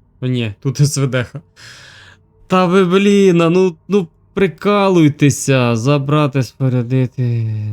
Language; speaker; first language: Ukrainian; native; Ukrainian